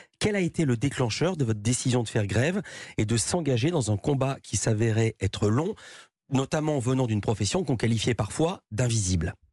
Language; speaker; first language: French; native; French